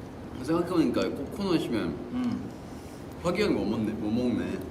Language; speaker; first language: Korean; native; Korean